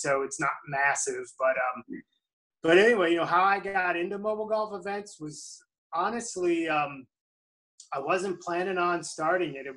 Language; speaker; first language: English; native; English